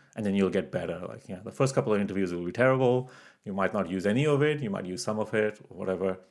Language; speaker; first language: English; native; English